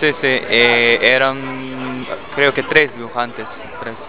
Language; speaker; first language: Spanish; non-native, fluent; Portuguese